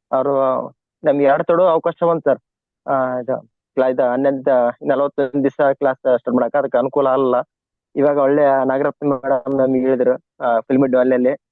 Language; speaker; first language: Kannada; native; Kannada